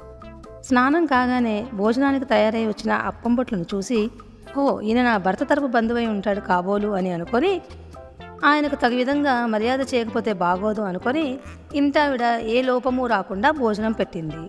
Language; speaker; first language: Telugu; native; Telugu